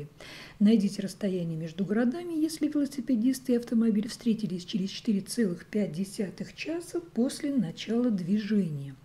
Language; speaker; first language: Russian; native; Russian